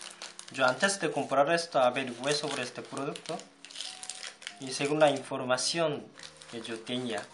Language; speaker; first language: Spanish; non-native, fluent; Korean